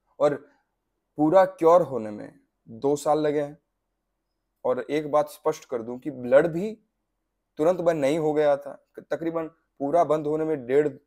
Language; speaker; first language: Hindi; non-native, local second language; Gujarati